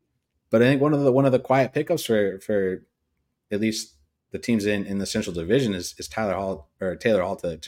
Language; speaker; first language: English; native; English